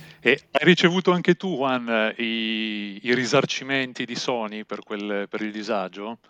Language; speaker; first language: Italian; native; Italian